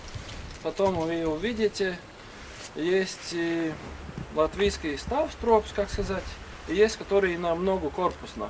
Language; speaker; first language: Russian; non-native, learner; Latvian